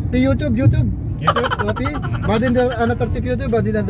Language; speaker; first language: Indonesian; non-native, learner; Filipino